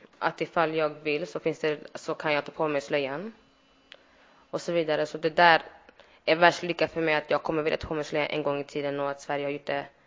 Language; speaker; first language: Swedish; early bilingual, other home language; Somali